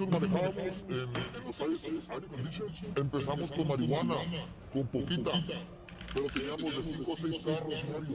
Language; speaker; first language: Spanish; native; Spanish